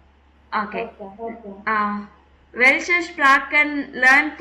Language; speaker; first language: German; non-native, fluent; Tamil